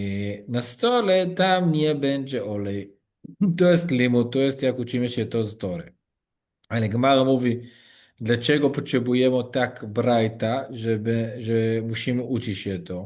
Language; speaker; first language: Polish; non-native, learner; Hebrew